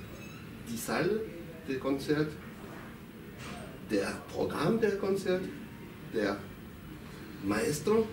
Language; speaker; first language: German; non-native, learner; French